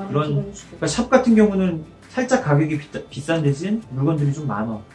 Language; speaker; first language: Korean; native; Korean